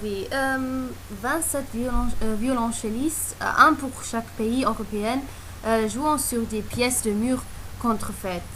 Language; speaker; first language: French; non-native, learner; German